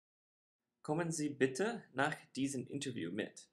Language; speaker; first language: German; non-native, learner; English